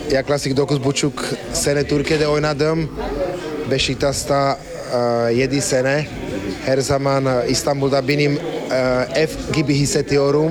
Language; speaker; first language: Turkish; non-native, learner; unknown